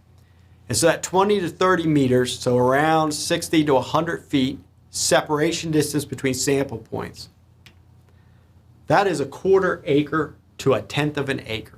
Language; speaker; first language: English; native; English